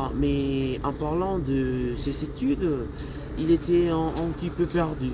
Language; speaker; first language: French; non-native, learner; Spanish